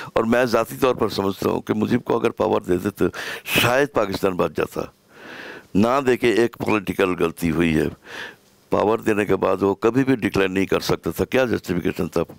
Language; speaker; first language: Urdu; native; Urdu